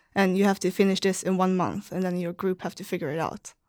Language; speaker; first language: English; non-native, fluent; Swedish